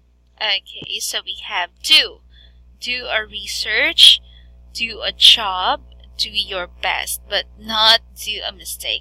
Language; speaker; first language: English; non-native, fluent; Filipino